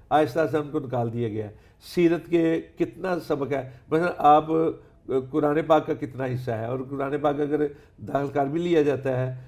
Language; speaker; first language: Urdu; non-native, local second language; Punjabi